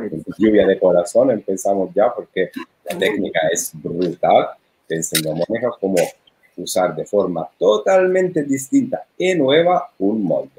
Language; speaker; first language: Spanish; non-native, fluent; Italian